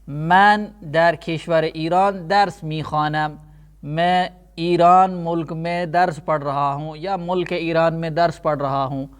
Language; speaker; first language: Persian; non-native, fluent; Urdu